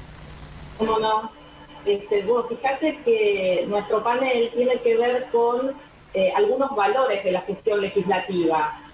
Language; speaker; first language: Spanish; native; Spanish